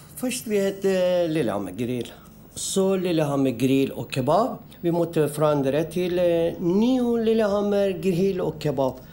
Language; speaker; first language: Norwegian; non-native, fluent; Persian